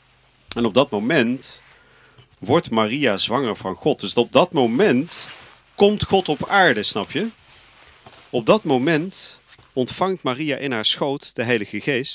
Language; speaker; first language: Dutch; native; Dutch